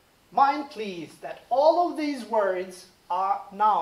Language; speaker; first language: English; non-native, fluent; Ukrainian